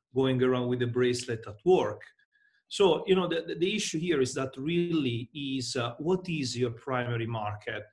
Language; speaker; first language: English; non-native, fluent; Italian